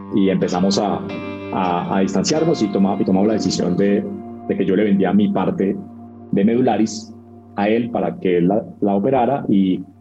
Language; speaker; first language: Spanish; native; Spanish